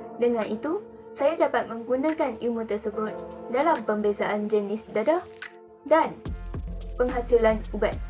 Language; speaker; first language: Malay; non-native, local second language; Chinese